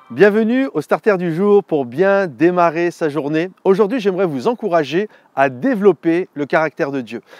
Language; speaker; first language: French; native; French